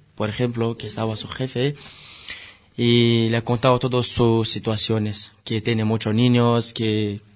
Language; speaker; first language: Spanish; non-native, learner; Romanian